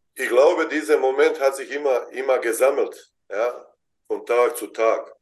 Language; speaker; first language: German; non-native, fluent; Bosnian